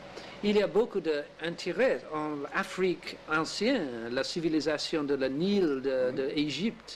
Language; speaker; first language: French; non-native, learner; English